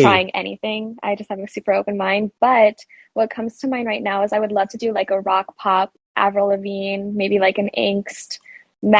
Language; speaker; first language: English; native; English